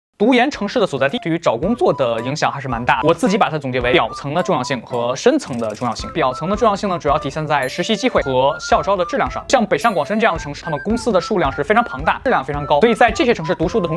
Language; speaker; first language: Chinese; native; Chinese